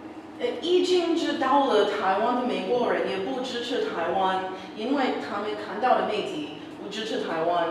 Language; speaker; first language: Chinese; non-native, learner; English